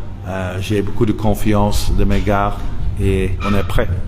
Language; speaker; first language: French; non-native, local second language; Dutch